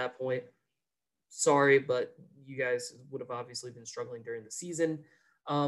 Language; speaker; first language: English; native; English